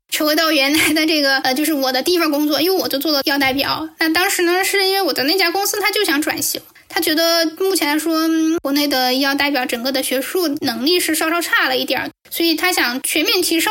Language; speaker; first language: Chinese; native; Chinese